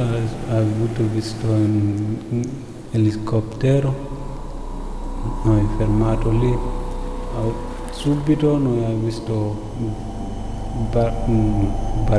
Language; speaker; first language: Italian; non-native, learner; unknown